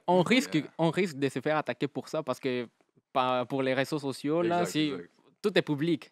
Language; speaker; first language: French; non-native, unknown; Spanish